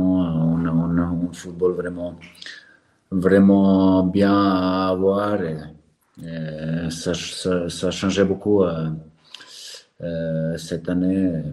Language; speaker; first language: French; non-native, learner; Serbian